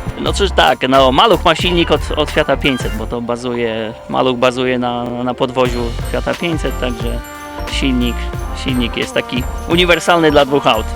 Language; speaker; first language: Polish; native; Polish